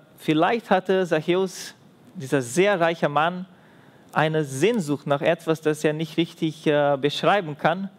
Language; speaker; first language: German; non-native, fluent; Portuguese